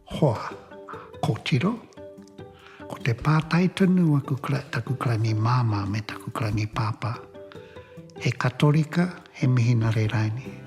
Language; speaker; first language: Māori; native; Māori